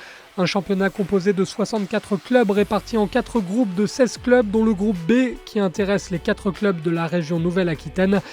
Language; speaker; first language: French; native; French